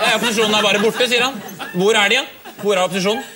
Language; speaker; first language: Norwegian; native; Norwegian